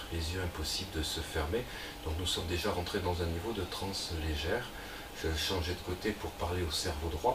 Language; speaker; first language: French; native; French